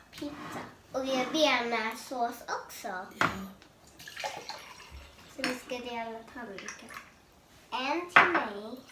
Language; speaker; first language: Swedish; early bilingual, other home language; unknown